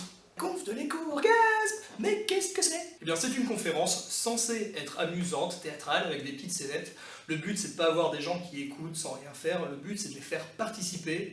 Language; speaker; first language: French; native; French